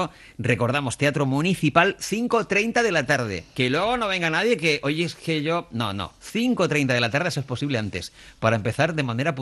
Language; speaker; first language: Spanish; native; Spanish